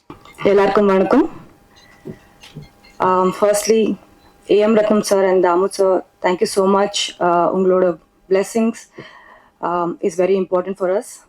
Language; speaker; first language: Tamil; non-native, learner; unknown